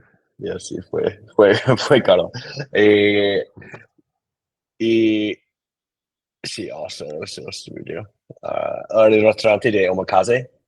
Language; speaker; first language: Spanish; non-native, learner; English